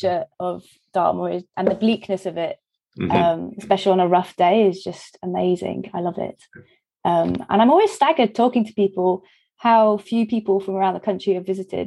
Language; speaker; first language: English; native; English